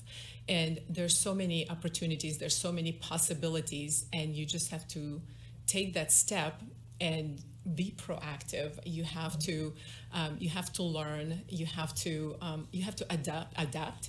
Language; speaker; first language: English; non-native, fluent; Russian